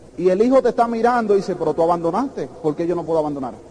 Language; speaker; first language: Spanish; early bilingual, heritage; Spanish